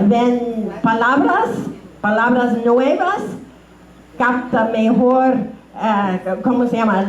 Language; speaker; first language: Spanish; non-native, fluent; English